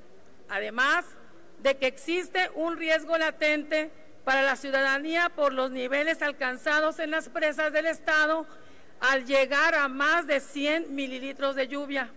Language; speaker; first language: Spanish; native; Spanish